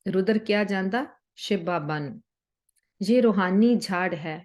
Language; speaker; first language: Hindi; non-native, local second language; Punjabi